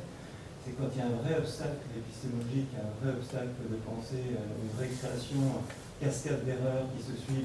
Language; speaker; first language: French; native; French